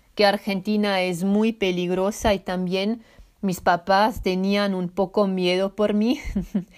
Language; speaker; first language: Spanish; non-native, fluent; Swiss German